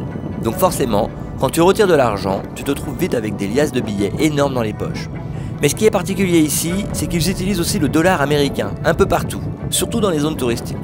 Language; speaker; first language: French; native; French